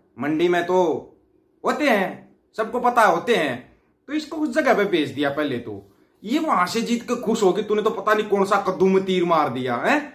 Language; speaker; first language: Hindi; native; Hindi